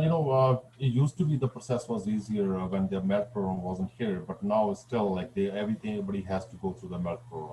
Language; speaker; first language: English; non-native, fluent; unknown